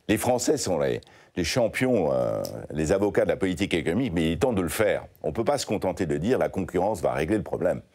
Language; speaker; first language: French; native; French